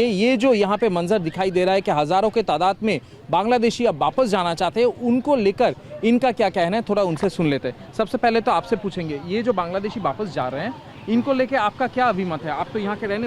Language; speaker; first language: Hindi; non-native, local second language; Bangla